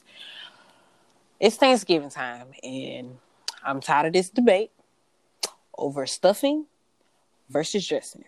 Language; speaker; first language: English; native; English